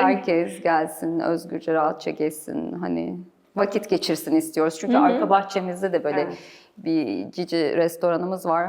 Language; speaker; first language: Turkish; native; Turkish